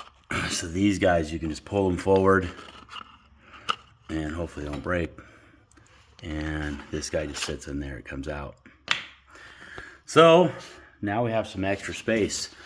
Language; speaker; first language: English; native; English